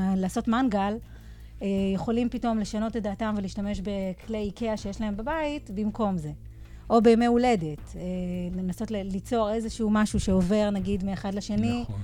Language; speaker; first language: Hebrew; native; Hebrew